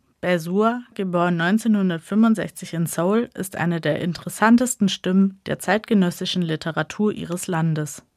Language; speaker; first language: German; native; German